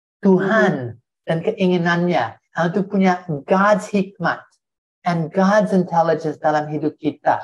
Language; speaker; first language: Indonesian; non-native, fluent; English